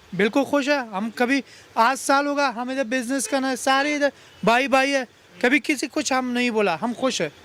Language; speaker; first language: Hindi; non-native, learner; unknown